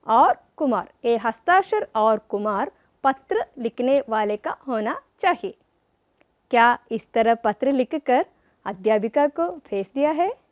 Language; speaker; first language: Hindi; non-native, local second language; Malayalam